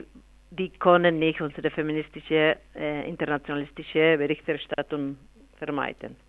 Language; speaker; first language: German; non-native, fluent; Spanish